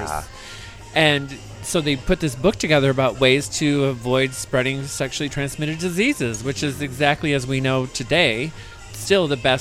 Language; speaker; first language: English; native; English